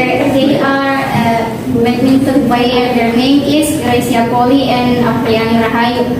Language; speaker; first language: English; non-native, learner; Indonesian